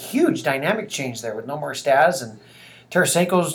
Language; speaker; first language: English; native; English